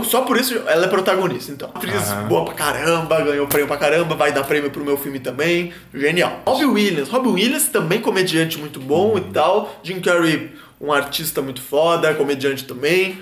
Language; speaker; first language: Portuguese; native; Portuguese